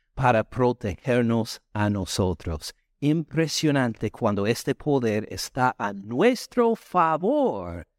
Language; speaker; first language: Spanish; non-native, fluent; English